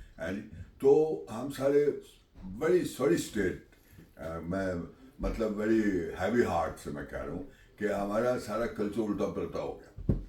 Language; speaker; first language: Urdu; non-native, local second language; Punjabi